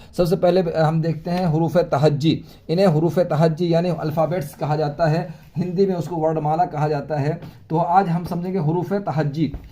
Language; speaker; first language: Hindi; native; Hindi